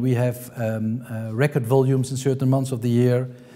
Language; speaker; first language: English; non-native, fluent; Dutch